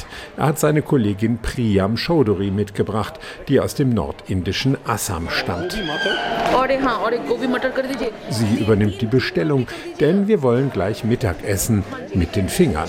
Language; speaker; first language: German; native; German